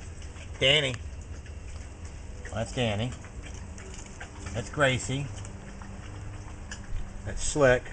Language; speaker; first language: English; native; English